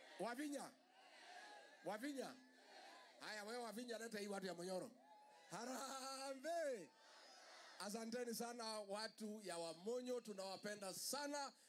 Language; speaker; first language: Swahili; non-native, local second language; Kikuyu